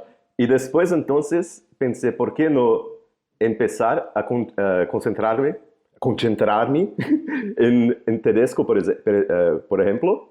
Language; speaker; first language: Spanish; non-native, fluent; Portuguese